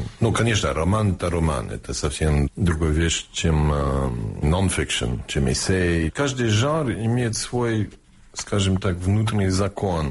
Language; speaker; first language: Russian; early bilingual, heritage; Russian